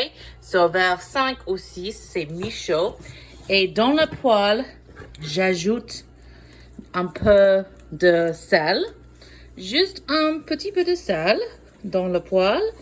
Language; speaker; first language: French; non-native, fluent; English